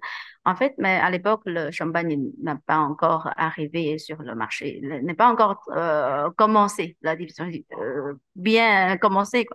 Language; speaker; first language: French; non-native, learner; Chinese